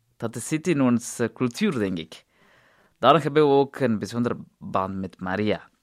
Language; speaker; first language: Dutch; non-native, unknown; Tamil